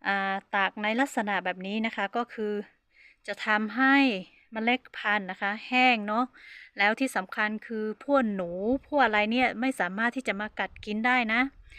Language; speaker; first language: Thai; non-native, local second language; Hmong